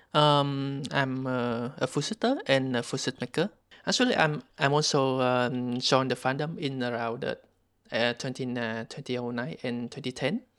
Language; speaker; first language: English; non-native, learner; Vietnamese